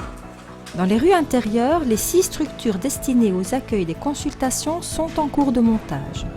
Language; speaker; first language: French; native; French